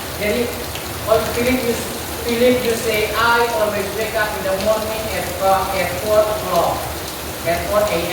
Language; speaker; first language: English; non-native, learner; Indonesian